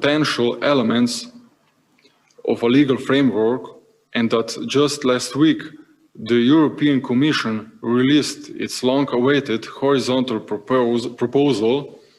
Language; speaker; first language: English; non-native, fluent; Slovenian